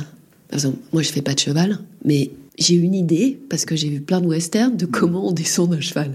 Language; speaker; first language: French; native; French